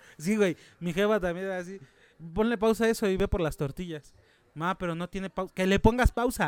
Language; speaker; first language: Spanish; native; Spanish